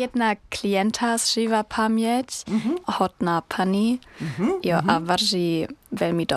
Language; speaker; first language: Czech; non-native, learner; German